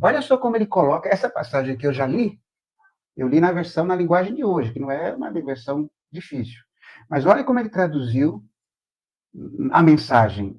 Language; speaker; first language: Portuguese; native; Portuguese